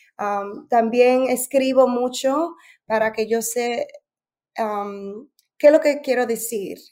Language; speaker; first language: Spanish; early bilingual, heritage; Spanish